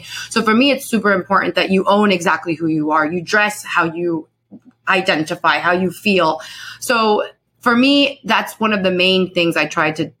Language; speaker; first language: English; early bilingual, other home language; Spanish